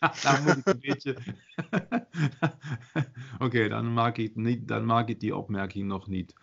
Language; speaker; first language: Dutch; non-native, fluent; German